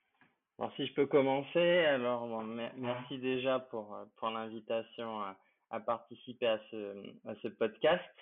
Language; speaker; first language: French; native; French